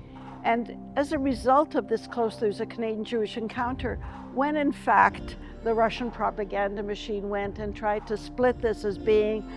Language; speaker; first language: English; early bilingual, other home language; Ukrainian